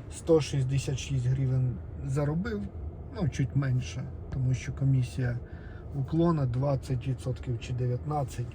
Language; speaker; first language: Ukrainian; non-native, local second language; Russian